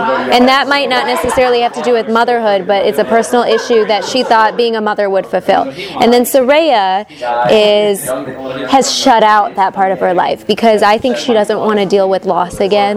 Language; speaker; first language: English; native; English